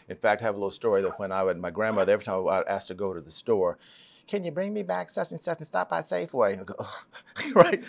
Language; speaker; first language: English; native; English